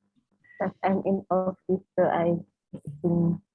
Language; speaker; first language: English; non-native, learner; Indonesian